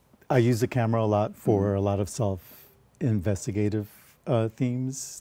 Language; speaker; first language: English; early bilingual, other home language; Spanish